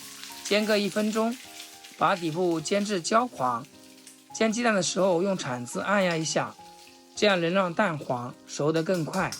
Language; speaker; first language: Chinese; native; Chinese